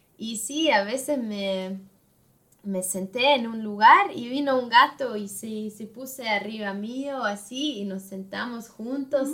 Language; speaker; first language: Spanish; non-native, fluent; German